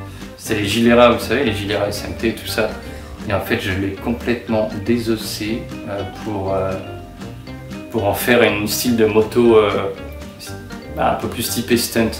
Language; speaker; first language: French; native; French